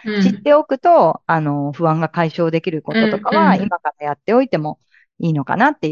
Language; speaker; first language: Japanese; native; Japanese